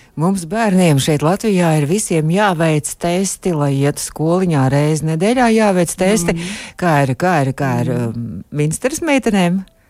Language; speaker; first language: Latvian; native; Latvian